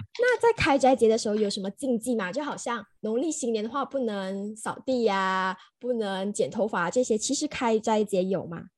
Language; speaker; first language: Chinese; native; Chinese